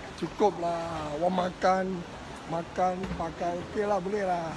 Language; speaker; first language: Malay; non-native, local second language; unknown